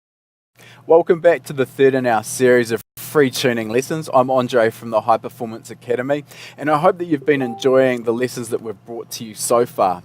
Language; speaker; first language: English; native; English